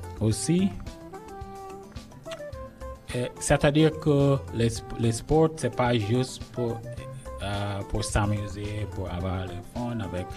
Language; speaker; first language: French; non-native, learner; English